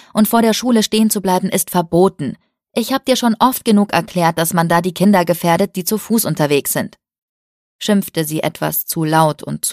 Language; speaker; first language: German; native; German